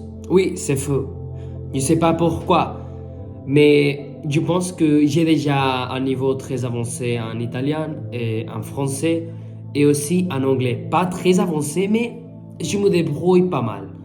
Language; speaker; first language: French; non-native, fluent; Spanish